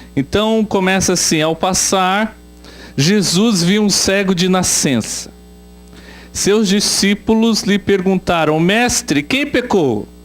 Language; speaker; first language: Portuguese; native; Portuguese